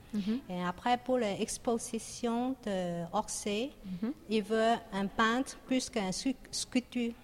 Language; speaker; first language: French; non-native, learner; Chinese